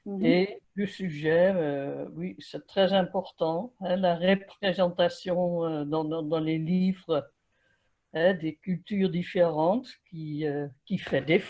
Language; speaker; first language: French; non-native, fluent; Dutch